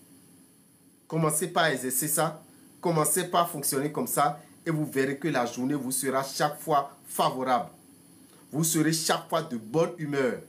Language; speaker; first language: French; non-native, local second language; Fon